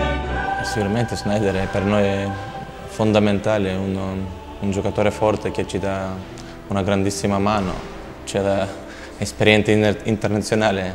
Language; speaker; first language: Italian; non-native, fluent; Macedonian